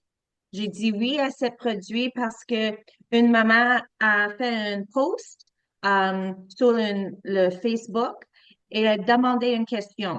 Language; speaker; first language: French; non-native, learner; English